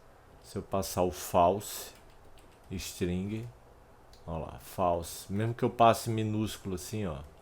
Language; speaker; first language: Portuguese; native; Portuguese